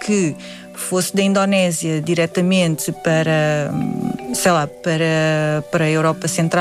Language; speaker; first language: Portuguese; early bilingual, other home language; Indonesian